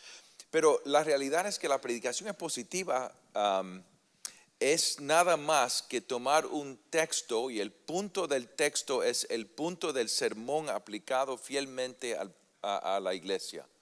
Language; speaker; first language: Spanish; early bilingual, heritage; Spanish